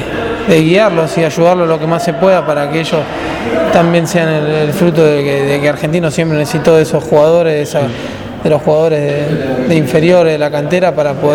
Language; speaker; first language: Spanish; native; Spanish